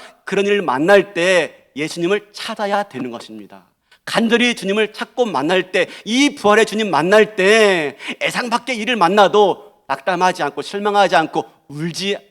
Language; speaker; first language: Korean; native; Korean